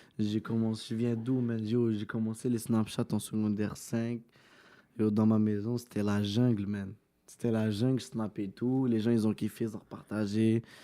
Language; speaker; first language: French; early bilingual, other home language; Arabic